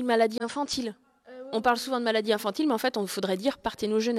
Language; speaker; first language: French; native; French